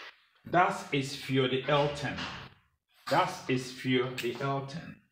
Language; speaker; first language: German; non-native, learner; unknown